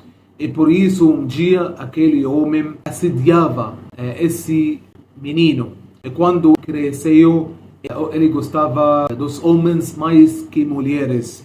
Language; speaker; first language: Portuguese; non-native, fluent; Arabic